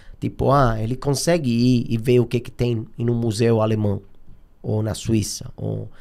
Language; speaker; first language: Portuguese; non-native, fluent; Italian